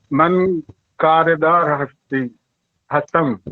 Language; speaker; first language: Persian; non-native, learner; Urdu